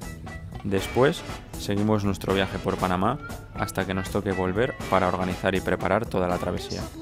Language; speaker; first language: Spanish; native; Spanish